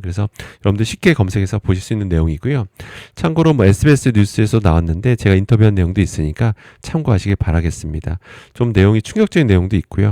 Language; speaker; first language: Korean; native; Korean